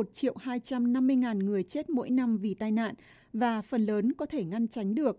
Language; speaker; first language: Vietnamese; native; Vietnamese